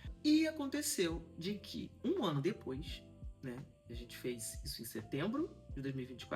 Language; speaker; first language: Portuguese; native; Portuguese